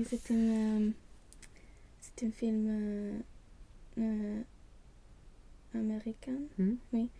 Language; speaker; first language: French; non-native, learner; Swedish